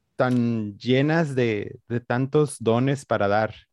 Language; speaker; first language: Spanish; native; Spanish